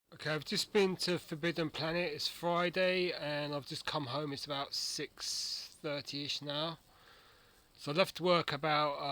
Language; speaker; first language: English; native; English